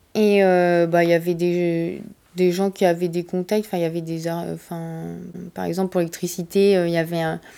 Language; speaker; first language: French; native; French